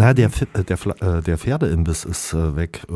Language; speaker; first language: German; native; German